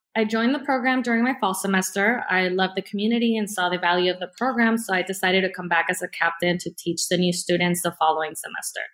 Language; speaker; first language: English; early bilingual, other home language; Spanish